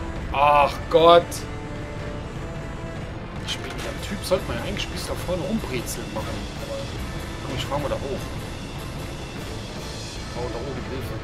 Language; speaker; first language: German; native; German